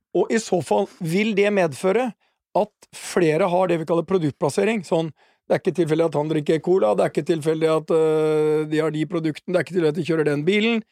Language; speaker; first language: Norwegian; native; Norwegian